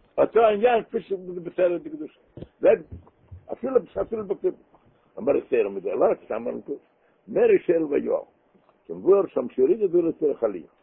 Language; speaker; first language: Hebrew; non-native, local second language; Yiddish